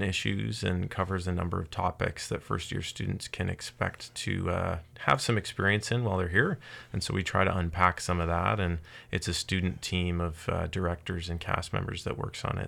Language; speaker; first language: English; native; English